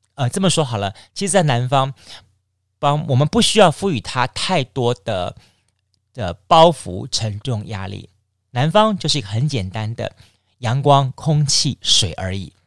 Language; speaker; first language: Chinese; native; Chinese